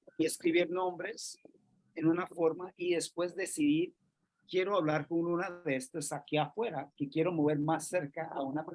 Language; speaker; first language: Spanish; non-native, fluent; English